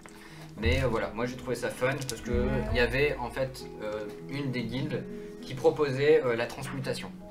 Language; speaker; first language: French; native; French